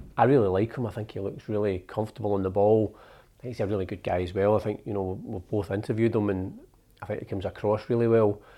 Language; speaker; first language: English; native; English